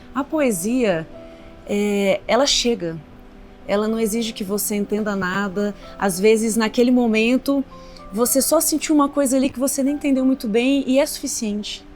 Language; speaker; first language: Portuguese; native; Portuguese